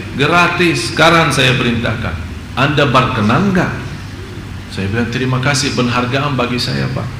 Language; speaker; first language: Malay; non-native, fluent; Arabic